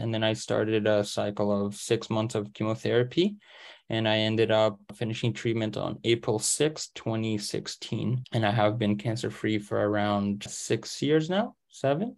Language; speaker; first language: English; early bilingual, other home language; Portuguese